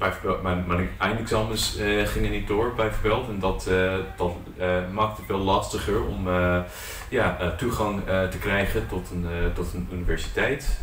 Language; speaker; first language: Dutch; non-native, fluent; English